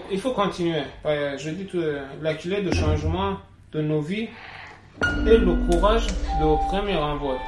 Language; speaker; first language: French; non-native, learner; Persian